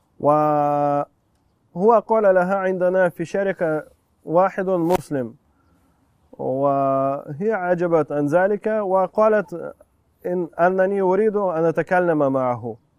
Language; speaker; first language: Arabic; non-native, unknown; Russian